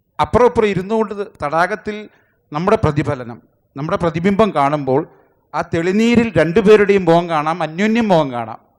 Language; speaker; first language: Malayalam; non-native, local second language; Konkani